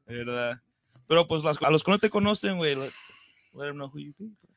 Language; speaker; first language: Spanish; early bilingual, heritage; Spanish